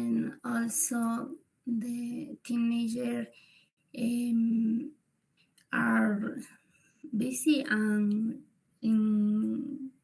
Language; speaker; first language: English; non-native, learner; Spanish